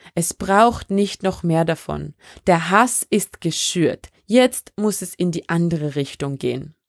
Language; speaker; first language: German; early bilingual, other home language; French